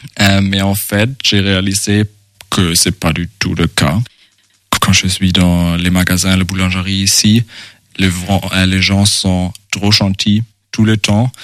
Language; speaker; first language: French; non-native, fluent; German